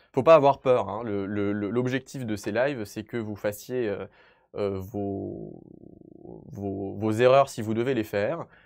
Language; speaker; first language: French; native; French